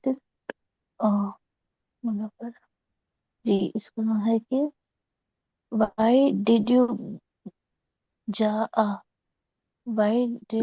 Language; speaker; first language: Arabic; non-native, learner; Urdu